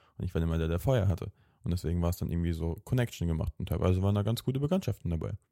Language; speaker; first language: German; native; German